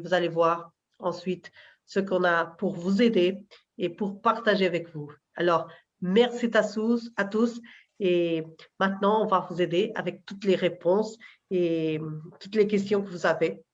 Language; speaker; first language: French; non-native, learner; Portuguese